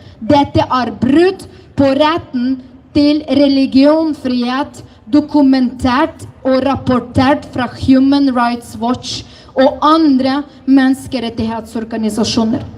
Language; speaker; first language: Norwegian; non-native, fluent; Ukrainian